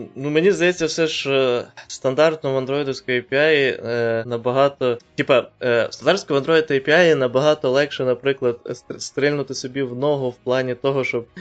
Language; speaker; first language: Ukrainian; non-native, local second language; Russian